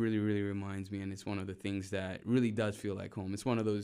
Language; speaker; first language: English; non-native, local second language; Ganda